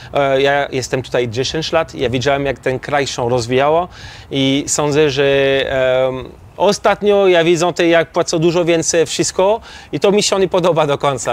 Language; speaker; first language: Polish; non-native, learner; French